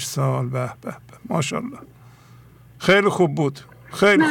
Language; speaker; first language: Persian; native; Persian